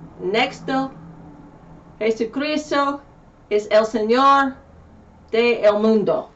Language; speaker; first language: Spanish; non-native, learner; English